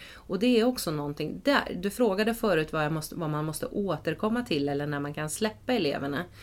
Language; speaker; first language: Swedish; native; Swedish